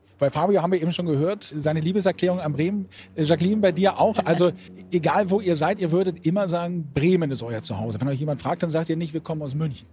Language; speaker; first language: German; native; German